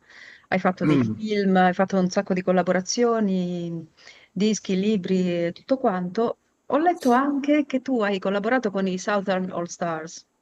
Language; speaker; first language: Italian; native; Italian